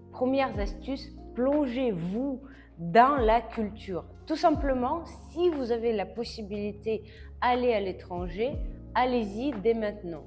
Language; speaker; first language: French; non-native, fluent; Russian